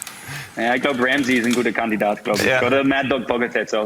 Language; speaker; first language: German; non-native, fluent; English